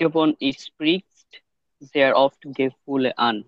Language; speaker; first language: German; non-native, learner; Bangla